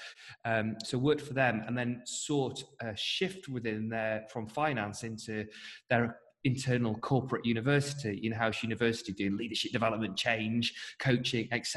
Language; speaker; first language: English; native; English